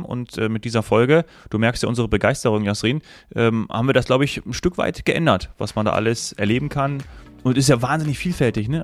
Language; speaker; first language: German; native; German